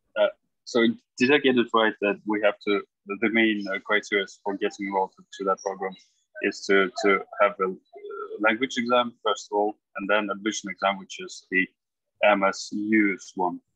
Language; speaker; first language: English; non-native, learner; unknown